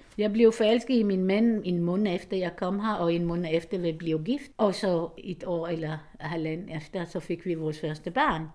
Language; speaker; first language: Danish; non-native, fluent; Hebrew